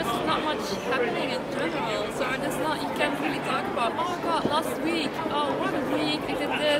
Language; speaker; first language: English; non-native, fluent; Dutch